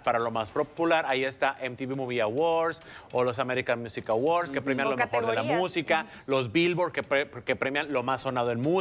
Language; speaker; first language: Spanish; native; Spanish